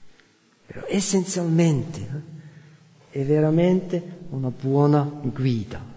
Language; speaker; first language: Italian; non-native, fluent; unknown